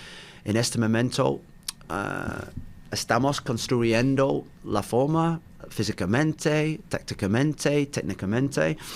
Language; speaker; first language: Spanish; non-native, learner; English